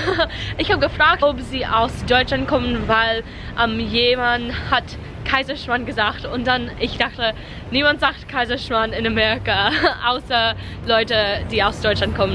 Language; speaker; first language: German; non-native, learner; English